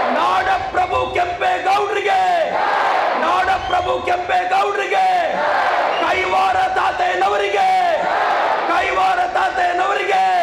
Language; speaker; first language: Kannada; non-native, local second language; Telugu